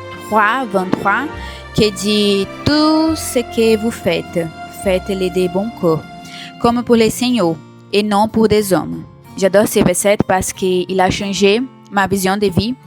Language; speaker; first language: French; non-native, learner; Portuguese